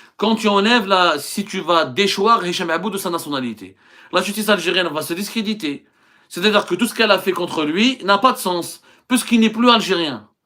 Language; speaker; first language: French; non-native, local second language; Arabic